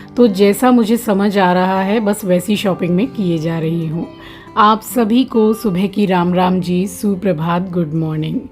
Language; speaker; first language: Hindi; native; Hindi